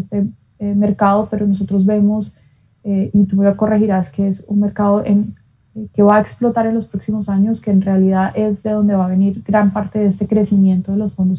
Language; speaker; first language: Spanish; native; Spanish